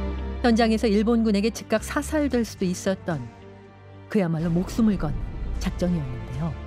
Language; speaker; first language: Korean; native; Korean